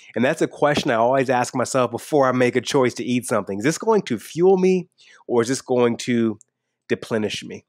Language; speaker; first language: English; native; English